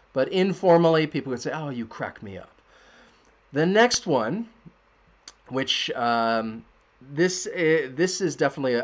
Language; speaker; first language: English; native; English